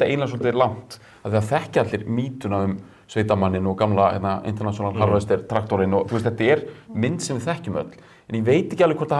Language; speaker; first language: Icelandic; native; Icelandic